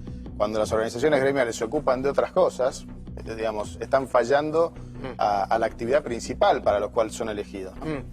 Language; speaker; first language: Spanish; native; Spanish